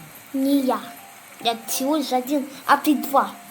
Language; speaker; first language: Russian; non-native, local second language; Kazakh